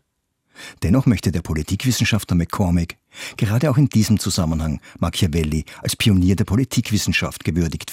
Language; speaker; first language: German; native; German